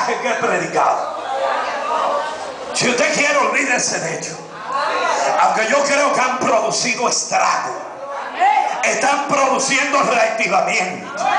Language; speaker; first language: Spanish; native; Spanish